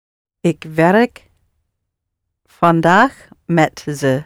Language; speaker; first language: Dutch; non-native, learner; English